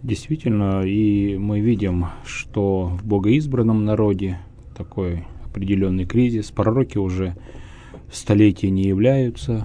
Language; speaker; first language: Russian; native; Russian